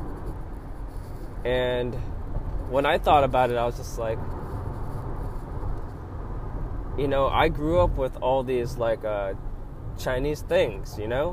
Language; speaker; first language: English; native; English